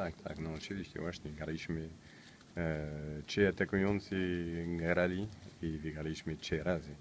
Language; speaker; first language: Polish; non-native, learner; French